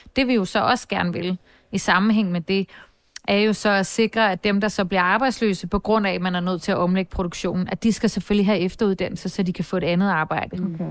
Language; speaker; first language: Danish; native; Danish